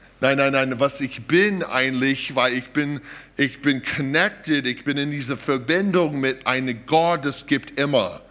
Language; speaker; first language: German; non-native, fluent; English